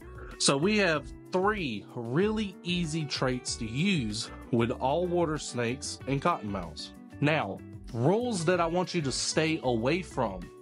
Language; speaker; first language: English; native; English